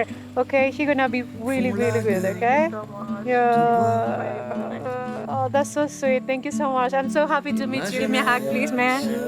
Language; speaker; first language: English; non-native, fluent; Spanish